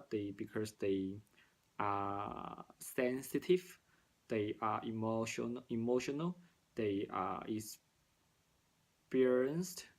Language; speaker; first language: English; non-native, learner; Cantonese